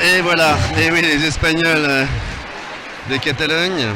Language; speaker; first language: French; native; French